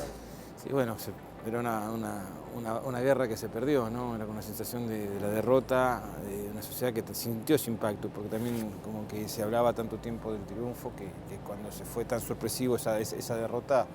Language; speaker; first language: Spanish; native; Spanish